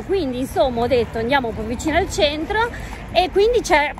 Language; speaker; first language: Italian; native; Italian